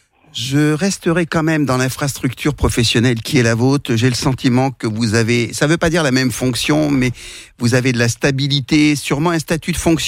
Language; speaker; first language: French; native; French